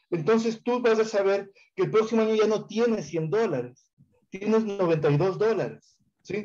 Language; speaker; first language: Spanish; native; Spanish